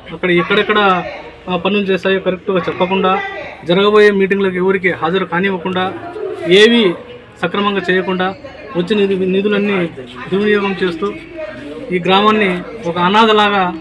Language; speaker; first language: Telugu; native; Telugu